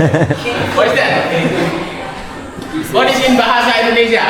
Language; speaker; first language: English; non-native, fluent; Indonesian